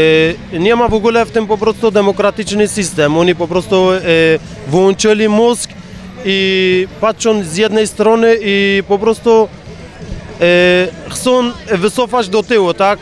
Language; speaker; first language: Polish; non-native, fluent; Kurdish